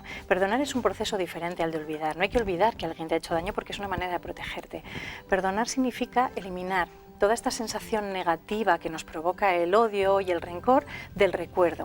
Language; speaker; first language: Spanish; native; Spanish